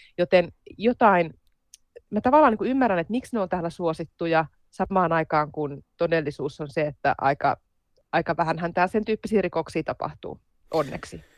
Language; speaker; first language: Finnish; native; Finnish